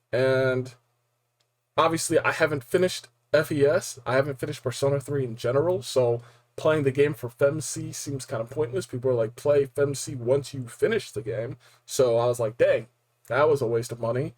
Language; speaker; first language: English; native; English